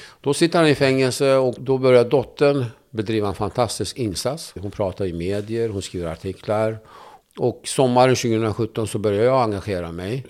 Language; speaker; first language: Swedish; non-native, fluent; Kurdish